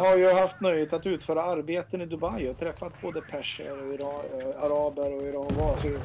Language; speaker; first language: Swedish; native; Swedish